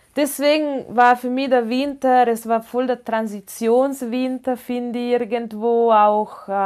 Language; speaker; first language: German; non-native, fluent; Ladin